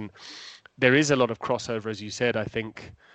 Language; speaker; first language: English; native; English